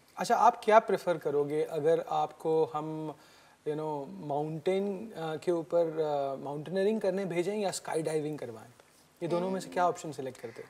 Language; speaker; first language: Hindi; native; Hindi